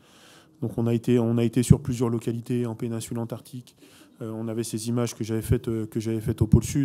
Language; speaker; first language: French; native; French